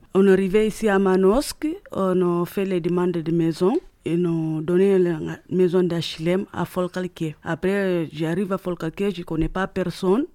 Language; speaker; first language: French; non-native, learner; Upper Guinea Crioulo